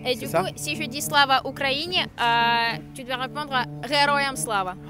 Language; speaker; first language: French; non-native, fluent; Ukrainian